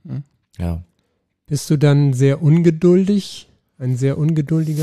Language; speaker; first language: German; native; German